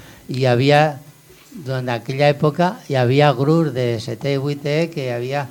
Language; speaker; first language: Catalan; non-native, local second language; Spanish